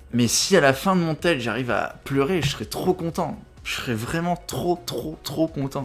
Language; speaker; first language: French; native; French